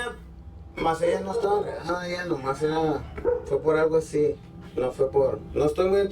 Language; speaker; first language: Spanish; native; Spanish